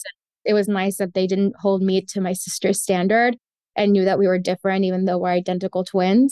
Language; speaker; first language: English; early bilingual, other home language; Spanish